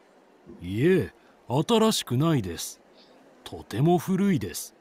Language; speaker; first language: Japanese; non-native, learner; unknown